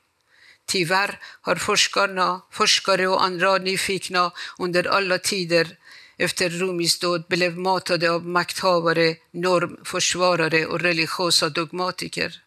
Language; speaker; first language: Swedish; non-native, fluent; Persian